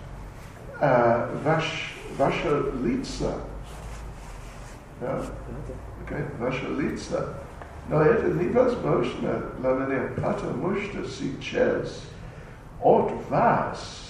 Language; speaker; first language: Russian; non-native, learner; English